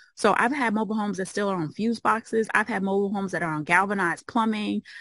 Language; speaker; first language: English; native; English